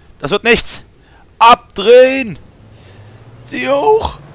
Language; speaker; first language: German; native; German